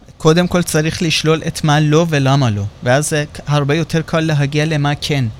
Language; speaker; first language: Hebrew; non-native, fluent; Persian